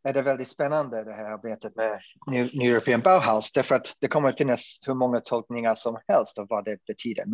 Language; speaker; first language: Swedish; non-native, fluent; English